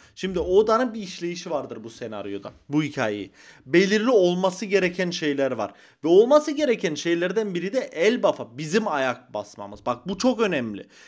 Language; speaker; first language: Turkish; early bilingual, heritage; Turkish